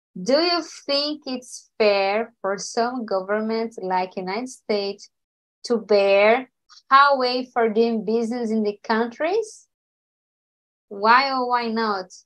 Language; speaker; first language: English; non-native, learner; Portuguese